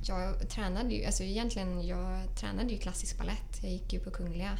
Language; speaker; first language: Swedish; native; Swedish